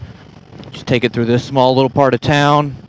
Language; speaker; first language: English; native; English